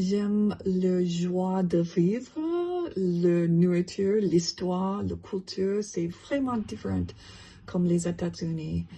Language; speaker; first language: French; non-native, learner; English